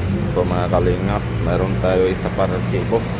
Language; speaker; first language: Filipino; non-native, local second language; Bikol